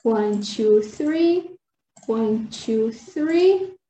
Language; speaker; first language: English; non-native, fluent; Portuguese